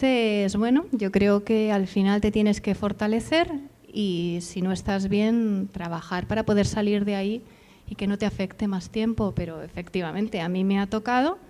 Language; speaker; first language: Spanish; native; Spanish